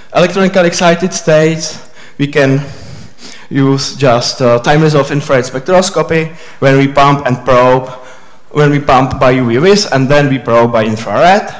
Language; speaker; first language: English; non-native, fluent; Czech